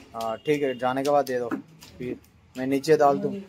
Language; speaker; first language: Hindi; non-native, local second language; Telugu